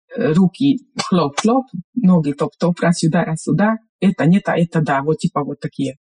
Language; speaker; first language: Russian; non-native, fluent; Hungarian